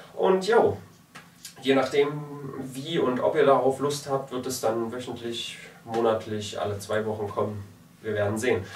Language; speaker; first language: German; native; German